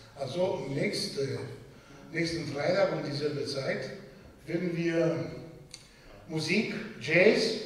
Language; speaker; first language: German; non-native, fluent; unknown